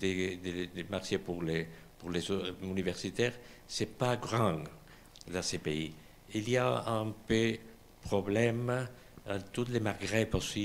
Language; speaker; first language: French; non-native, learner; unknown